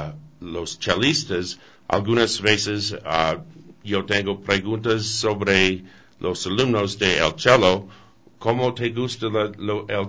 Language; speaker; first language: Spanish; non-native, learner; English